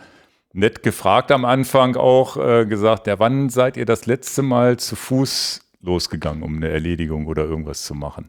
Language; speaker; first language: German; native; German